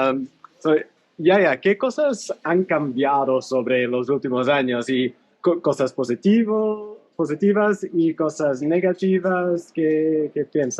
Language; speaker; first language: Spanish; non-native, fluent; English